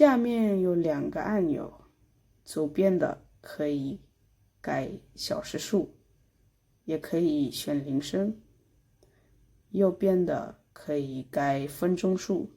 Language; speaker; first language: Chinese; non-native, fluent; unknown